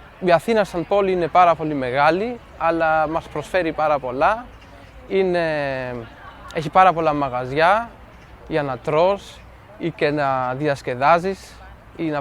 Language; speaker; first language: Greek; early bilingual, heritage; Greek